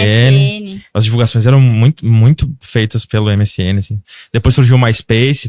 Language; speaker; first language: Portuguese; native; Portuguese